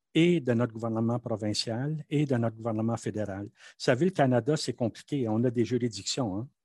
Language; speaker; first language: French; native; French